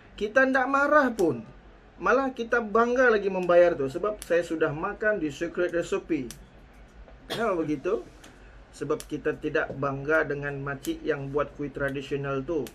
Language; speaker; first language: Malay; native; Malay